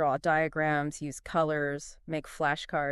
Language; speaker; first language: English; native; English